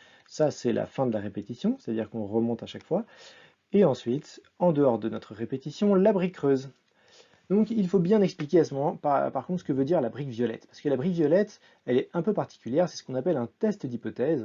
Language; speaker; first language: French; native; French